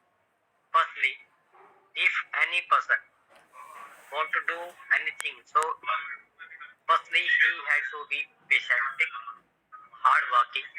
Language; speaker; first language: English; non-native, local second language; Hindi